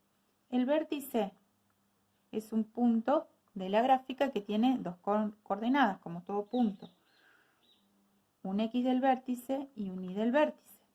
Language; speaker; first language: Spanish; native; Spanish